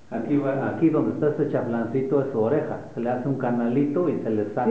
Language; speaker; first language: Spanish; native; Spanish